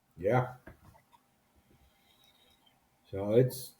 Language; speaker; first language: English; native; English